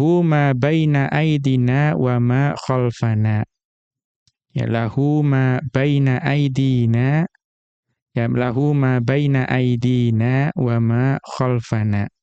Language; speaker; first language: Arabic; non-native, fluent; Indonesian